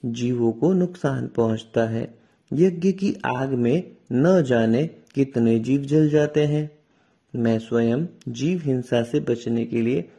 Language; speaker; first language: Hindi; native; Hindi